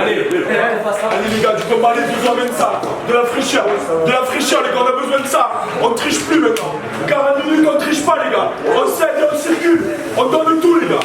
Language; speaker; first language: French; native; French